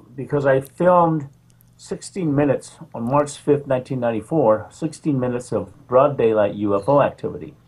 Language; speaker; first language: English; native; English